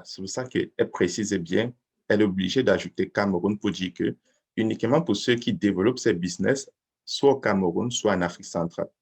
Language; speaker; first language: French; native; French